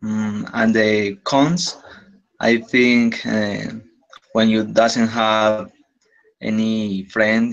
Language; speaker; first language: English; non-native, learner; Spanish